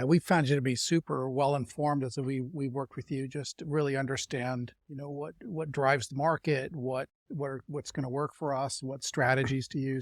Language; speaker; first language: English; native; English